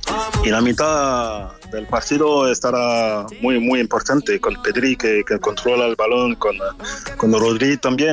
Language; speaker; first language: Spanish; non-native, fluent; French